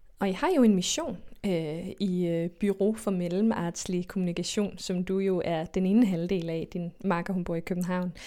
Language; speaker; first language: Danish; native; Danish